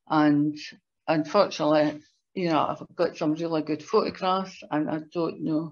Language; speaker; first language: English; native; English